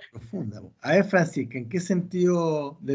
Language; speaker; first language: Spanish; native; Spanish